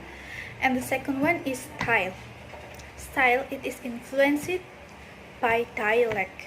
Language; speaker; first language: English; non-native, learner; Indonesian